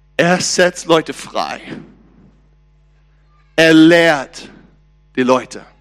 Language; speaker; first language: German; non-native, learner; English